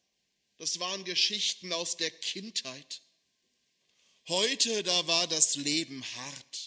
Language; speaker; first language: German; native; German